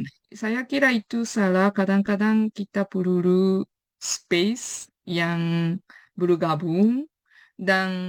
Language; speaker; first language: Indonesian; non-native, fluent; Japanese